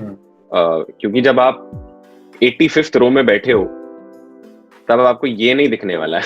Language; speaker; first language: Hindi; native; Hindi